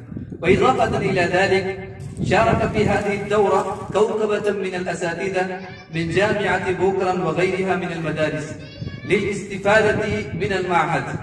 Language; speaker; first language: Arabic; non-native, fluent; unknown